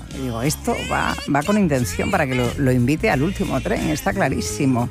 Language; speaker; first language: Spanish; native; Spanish